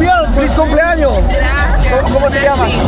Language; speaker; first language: Spanish; non-native, learner; French